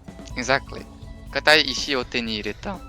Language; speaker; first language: Japanese; non-native, fluent; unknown